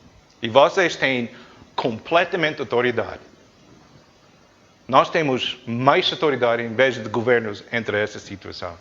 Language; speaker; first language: Portuguese; non-native, fluent; English